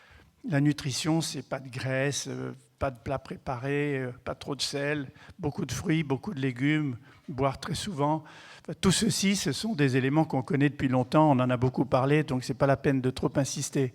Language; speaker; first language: French; native; French